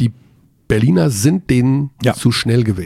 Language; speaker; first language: German; native; German